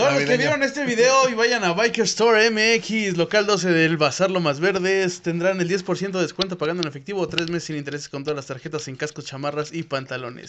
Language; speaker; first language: Spanish; native; Spanish